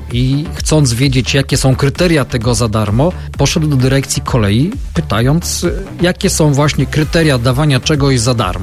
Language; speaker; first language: Polish; native; Polish